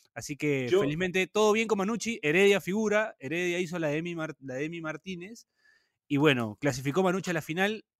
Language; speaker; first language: Spanish; native; Spanish